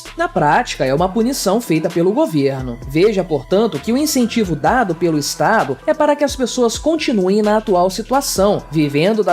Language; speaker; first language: Portuguese; native; Portuguese